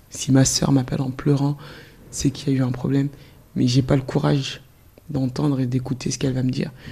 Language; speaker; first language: French; early bilingual, other home language; Soninke